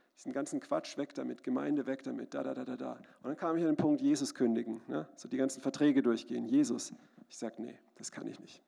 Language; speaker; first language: German; native; German